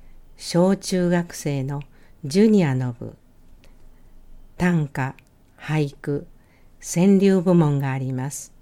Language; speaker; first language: Japanese; native; Japanese